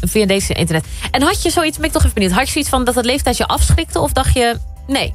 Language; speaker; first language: Dutch; native; Dutch